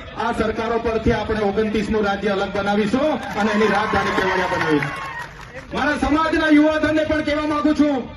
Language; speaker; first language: Gujarati; non-native, local second language; Vasavi